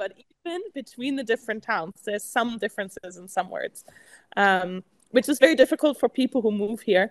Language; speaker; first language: English; non-native, fluent; German